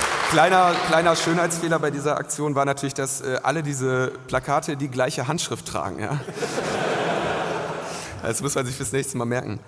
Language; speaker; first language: German; native; German